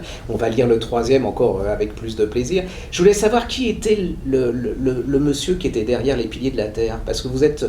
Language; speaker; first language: French; native; French